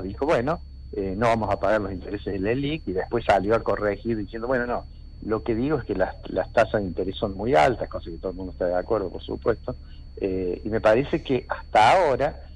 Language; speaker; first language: Spanish; native; Spanish